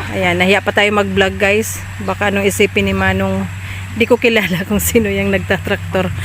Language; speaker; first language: Filipino; non-native, local second language; Bikol